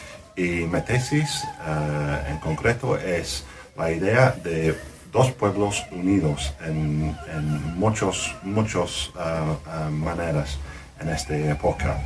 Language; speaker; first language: Spanish; non-native, fluent; English